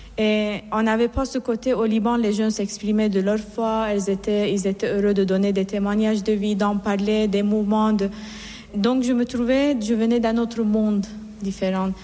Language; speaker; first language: French; non-native, fluent; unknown